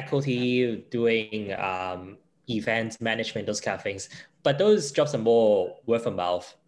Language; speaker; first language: English; non-native, local second language; Cantonese